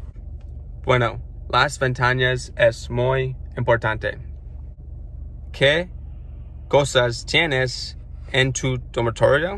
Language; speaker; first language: Spanish; non-native, learner; English